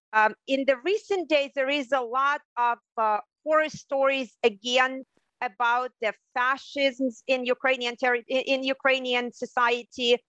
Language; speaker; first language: English; non-native, fluent; Russian